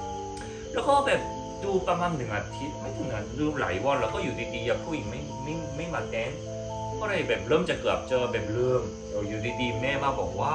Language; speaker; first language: Thai; non-native, fluent; Korean